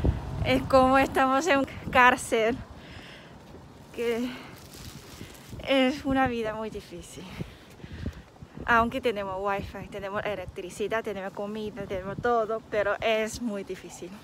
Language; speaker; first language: Spanish; non-native, fluent; Chinese